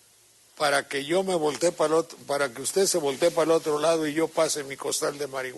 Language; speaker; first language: Spanish; native; Spanish